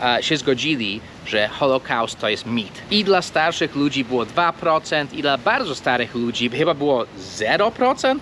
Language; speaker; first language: Polish; non-native, fluent; English